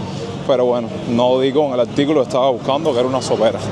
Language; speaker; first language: Spanish; native; Spanish